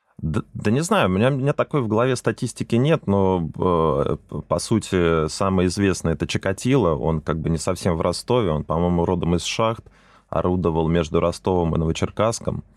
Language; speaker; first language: Russian; native; Russian